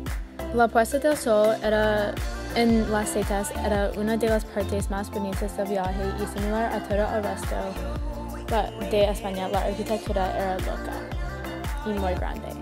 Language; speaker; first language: Spanish; non-native, learner; English